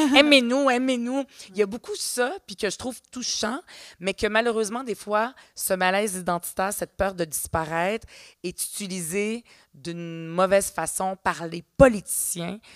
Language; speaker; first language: French; early bilingual, other home language; Arabic